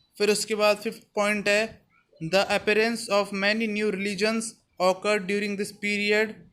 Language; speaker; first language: Hindi; native; Hindi